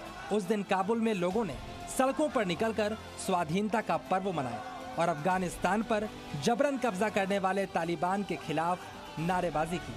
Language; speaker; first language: Hindi; native; Hindi